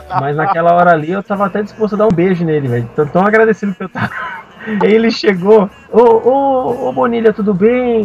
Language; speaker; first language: Portuguese; native; Portuguese